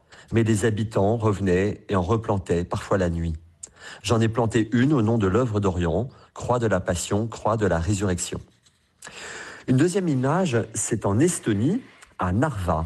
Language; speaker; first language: French; native; French